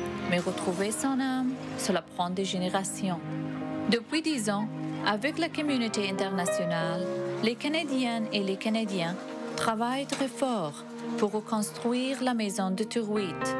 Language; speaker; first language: French; non-native, fluent; Persian